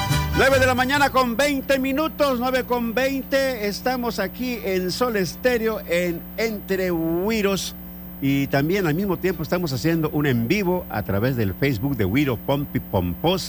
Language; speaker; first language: Spanish; native; Spanish